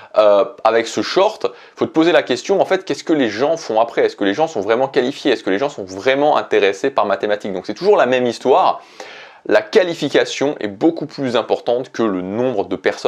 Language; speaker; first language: French; native; French